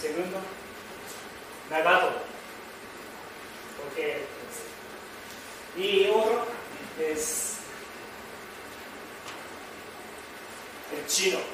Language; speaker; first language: Spanish; non-native, learner; Japanese